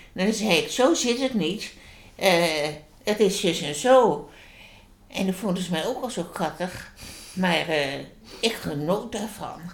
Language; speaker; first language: Dutch; native; Dutch